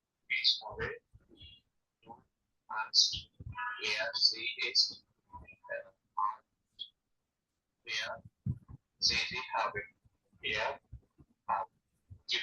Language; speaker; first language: German; non-native, learner; Bangla